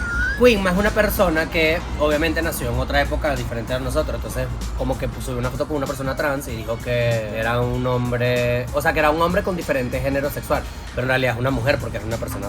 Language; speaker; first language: Spanish; native; Spanish